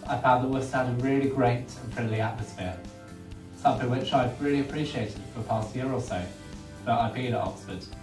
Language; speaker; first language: English; non-native, fluent; Romanian